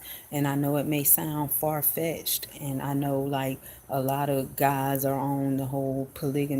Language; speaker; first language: English; native; English